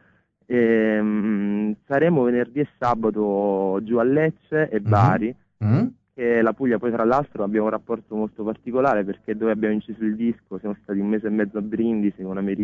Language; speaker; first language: Italian; native; Italian